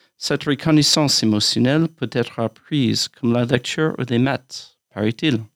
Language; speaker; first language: French; non-native, fluent; English